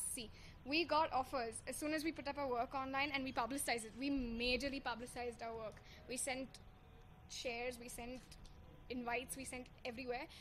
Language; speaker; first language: English; non-native, local second language; Hindi